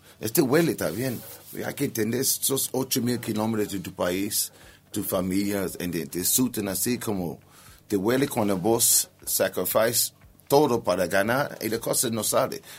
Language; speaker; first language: Spanish; non-native, learner; English